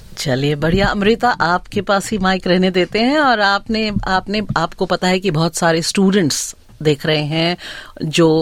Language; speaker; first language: Hindi; native; Hindi